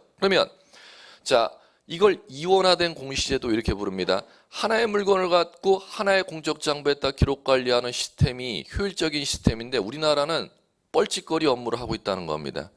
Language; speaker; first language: Korean; native; Korean